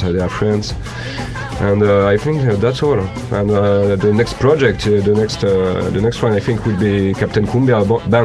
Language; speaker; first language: English; non-native, learner; French